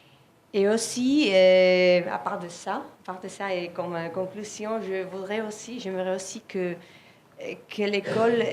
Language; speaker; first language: French; non-native, fluent; Spanish